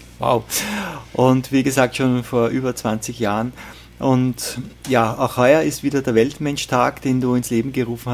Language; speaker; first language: German; native; German